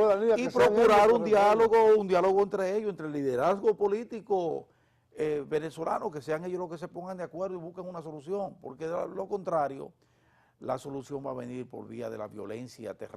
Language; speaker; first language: Spanish; native; Spanish